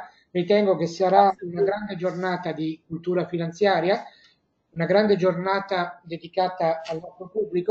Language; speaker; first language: Italian; native; Italian